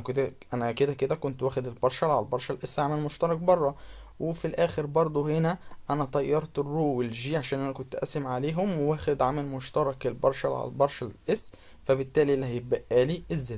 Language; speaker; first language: Arabic; native; Arabic